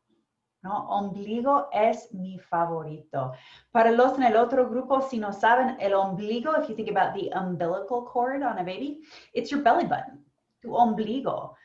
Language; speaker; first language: Spanish; non-native, fluent; English